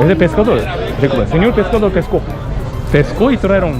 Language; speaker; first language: Spanish; non-native, learner; Japanese